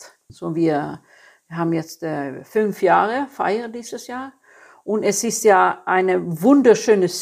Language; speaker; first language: German; non-native, fluent; Swedish